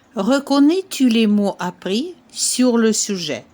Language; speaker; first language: French; non-native, fluent; Ukrainian